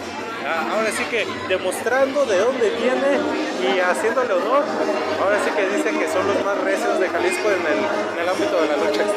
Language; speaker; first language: Spanish; native; Spanish